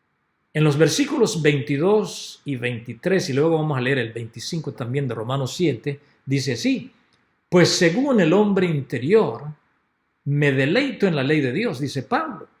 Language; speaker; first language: Spanish; native; Spanish